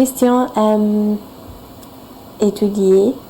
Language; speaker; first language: French; non-native, learner; English